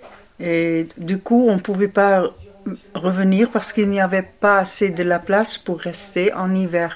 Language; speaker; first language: French; non-native, fluent; Dutch